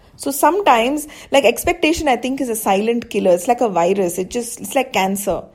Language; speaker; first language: English; non-native, local second language; Hindi